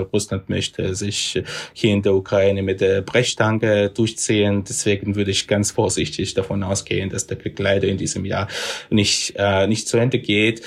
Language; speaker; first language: German; non-native, fluent; Russian